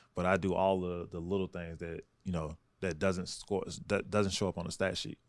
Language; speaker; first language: English; native; English